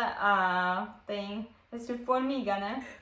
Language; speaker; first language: Portuguese; non-native, learner; German